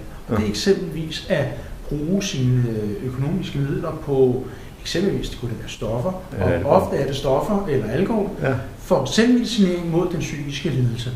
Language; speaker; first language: Danish; native; Danish